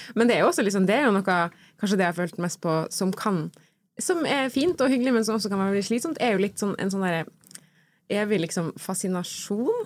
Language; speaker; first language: Norwegian; native; Norwegian